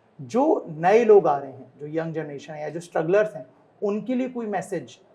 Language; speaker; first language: Hindi; native; Hindi